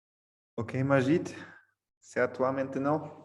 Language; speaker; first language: French; non-native, learner; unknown